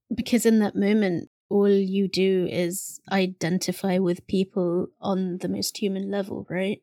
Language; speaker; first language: English; early bilingual, other home language; Bangla